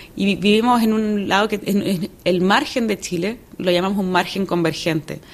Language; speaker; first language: Spanish; native; Spanish